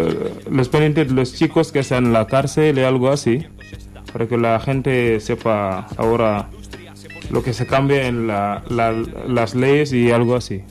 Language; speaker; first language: Spanish; non-native, learner; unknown